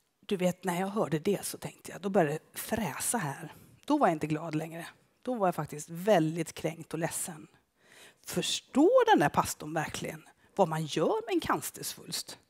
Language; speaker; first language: Swedish; native; Swedish